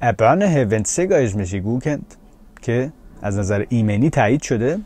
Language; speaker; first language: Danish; non-native, fluent; Persian